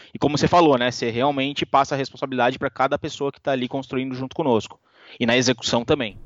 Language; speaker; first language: Portuguese; native; Portuguese